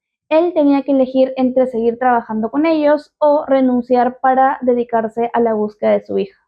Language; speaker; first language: Spanish; native; Spanish